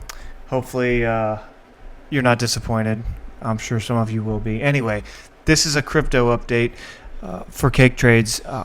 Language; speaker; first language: English; native; English